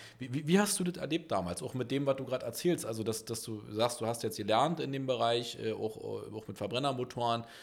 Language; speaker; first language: German; native; German